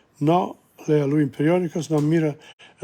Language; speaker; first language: Spanish; non-native, learner; English